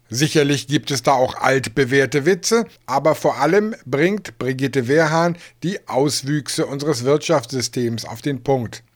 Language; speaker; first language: German; native; German